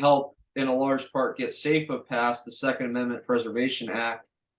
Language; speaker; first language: English; native; English